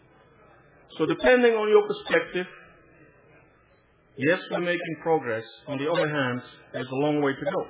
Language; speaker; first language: English; non-native, fluent; Dutch